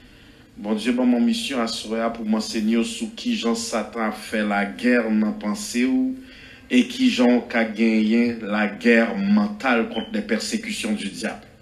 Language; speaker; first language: French; non-native, local second language; Haitian Creole